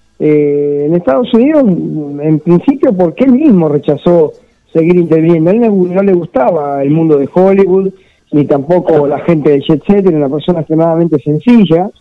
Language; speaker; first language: Spanish; native; Spanish